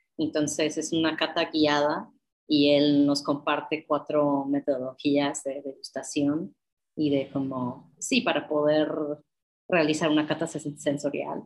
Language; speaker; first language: Spanish; non-native, fluent; English